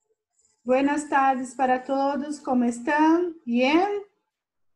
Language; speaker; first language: Spanish; non-native, fluent; Portuguese